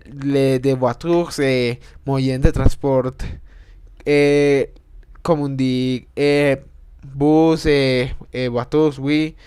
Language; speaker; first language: French; non-native, learner; Spanish